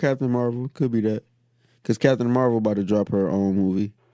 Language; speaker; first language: English; native; English